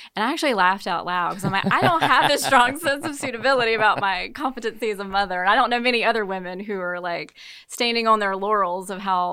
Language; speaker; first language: English; native; English